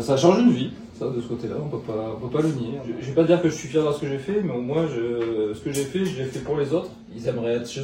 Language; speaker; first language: French; native; French